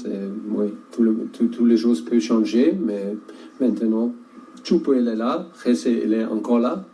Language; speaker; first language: French; non-native, learner; German